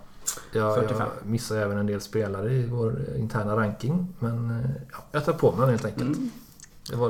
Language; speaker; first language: Swedish; native; Swedish